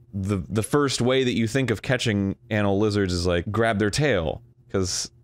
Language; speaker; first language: English; native; English